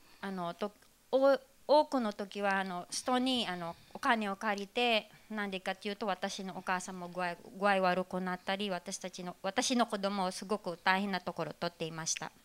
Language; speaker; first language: Japanese; non-native, fluent; Filipino